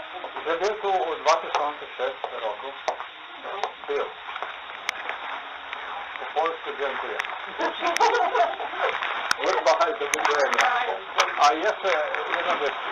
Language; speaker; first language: Polish; non-native, learner; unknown